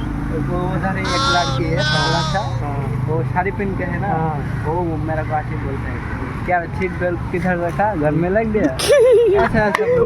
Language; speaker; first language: Hindi; non-native, local second language; Bangla